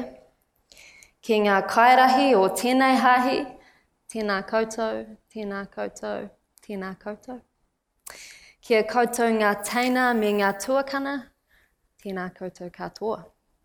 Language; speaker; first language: English; native; English